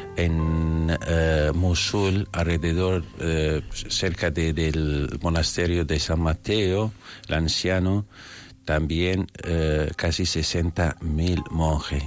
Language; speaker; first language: Spanish; non-native, fluent; Arabic